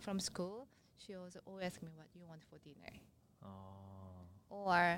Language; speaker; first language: English; non-native, learner; Korean